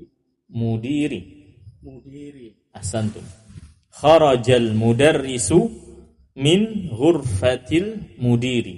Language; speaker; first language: Arabic; non-native, fluent; Indonesian